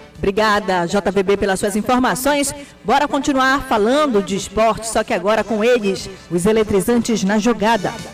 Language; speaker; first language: Portuguese; native; Portuguese